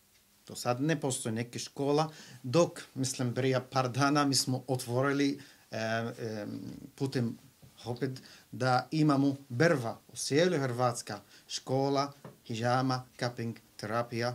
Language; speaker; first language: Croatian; non-native, learner; Arabic